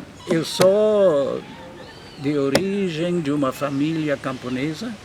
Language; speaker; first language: Portuguese; non-native, fluent; German